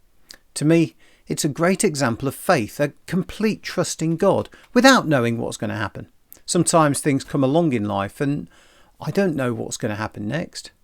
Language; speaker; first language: English; native; English